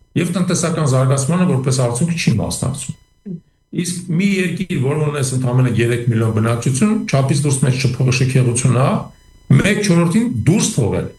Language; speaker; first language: Armenian; native; Armenian